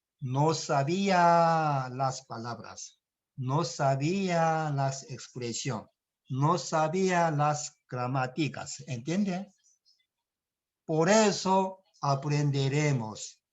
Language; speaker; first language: Spanish; non-native, learner; Korean